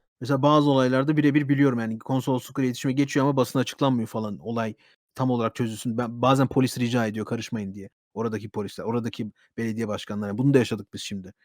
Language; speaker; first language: Turkish; early bilingual, heritage; Turkish